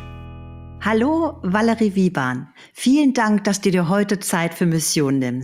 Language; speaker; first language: German; native; German